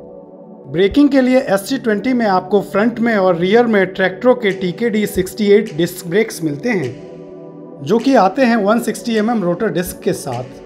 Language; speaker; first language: Hindi; native; Hindi